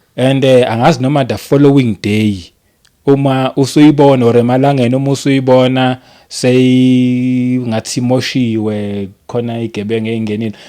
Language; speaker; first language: Zulu; native; Zulu